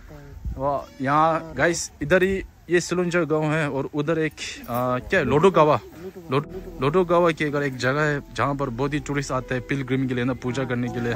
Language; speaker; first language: Hindi; non-native, local second language; Tibetan